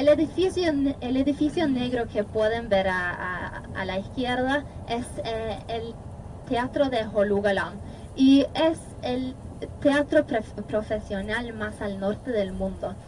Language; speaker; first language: Spanish; non-native, fluent; Norwegian